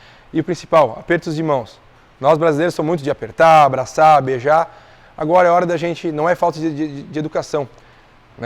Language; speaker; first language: Portuguese; native; Portuguese